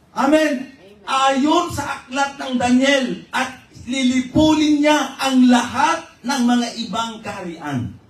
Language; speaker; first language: Filipino; non-native, local second language; Iloko